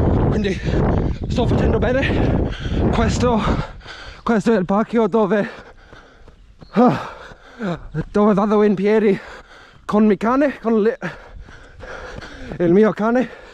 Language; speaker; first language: Italian; non-native, learner; English